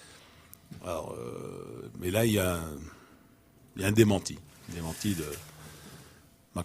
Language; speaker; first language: French; non-native, local second language; Arabic